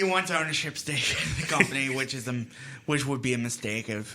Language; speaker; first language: English; native; English